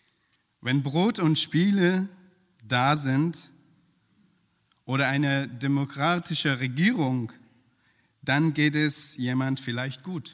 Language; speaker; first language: German; non-native, fluent; Persian